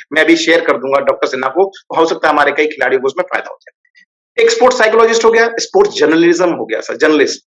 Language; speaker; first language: Hindi; native; Hindi